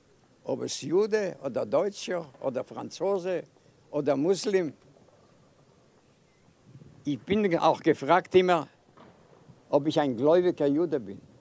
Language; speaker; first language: German; non-native, fluent; Yiddish